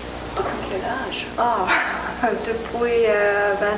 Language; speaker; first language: French; non-native, fluent; English